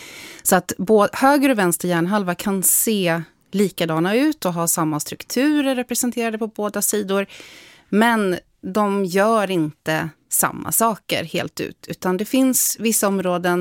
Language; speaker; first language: Swedish; native; Swedish